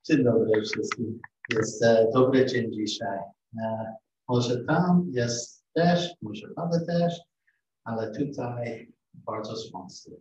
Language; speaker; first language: Polish; non-native, learner; English